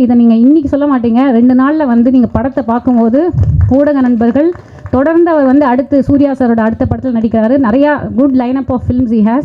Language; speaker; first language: Tamil; native; Tamil